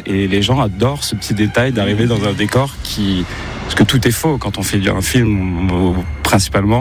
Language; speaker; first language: French; native; French